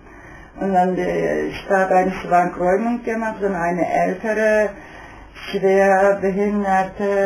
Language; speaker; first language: German; non-native, fluent; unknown